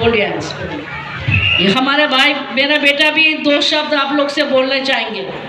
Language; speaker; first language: Hindi; non-native, local second language; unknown